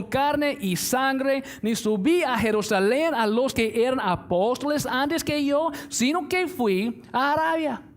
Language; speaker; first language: Spanish; non-native, fluent; English